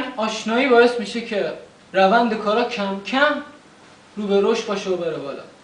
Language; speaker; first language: Persian; native; Persian